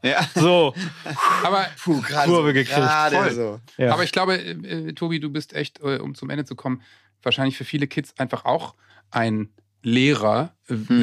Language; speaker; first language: German; native; German